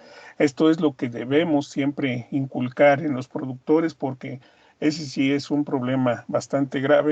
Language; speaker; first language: Spanish; native; Spanish